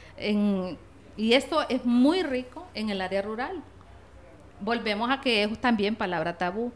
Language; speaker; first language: Spanish; native; Spanish